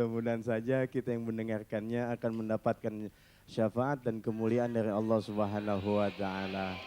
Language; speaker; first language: Indonesian; native; Indonesian